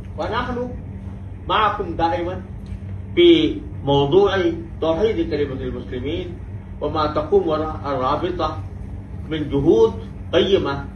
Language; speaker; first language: Arabic; non-native, fluent; Urdu